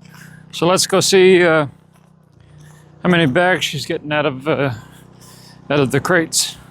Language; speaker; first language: English; native; English